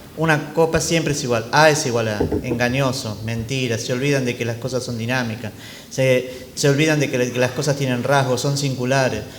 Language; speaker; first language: Spanish; native; Spanish